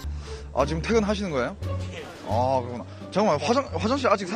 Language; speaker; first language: Korean; native; Korean